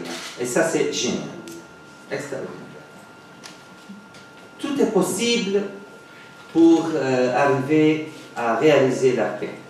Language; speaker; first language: French; non-native, fluent; Arabic